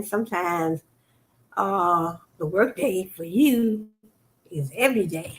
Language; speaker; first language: English; native; English